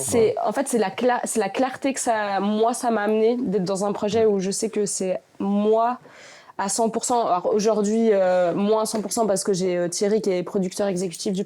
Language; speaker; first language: French; native; French